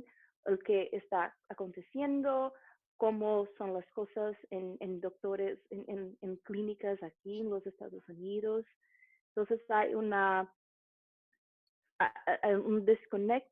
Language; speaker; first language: Spanish; non-native, fluent; Portuguese